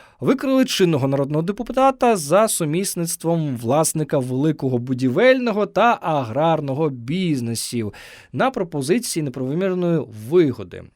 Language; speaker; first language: Ukrainian; native; Ukrainian